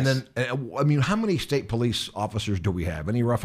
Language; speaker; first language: English; native; English